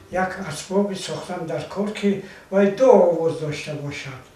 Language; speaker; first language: Persian; non-native, local second language; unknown